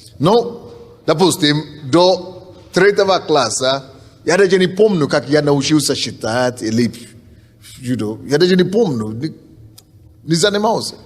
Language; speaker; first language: Russian; non-native, fluent; Yoruba